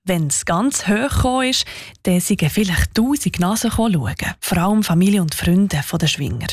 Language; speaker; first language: German; native; German